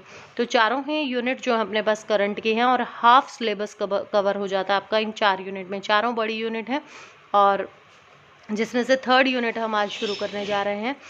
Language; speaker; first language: Hindi; native; Hindi